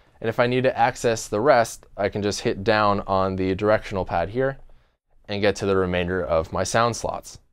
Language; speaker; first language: English; native; English